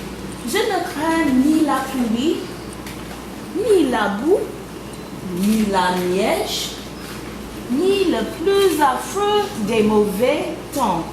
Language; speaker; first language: French; non-native, fluent; English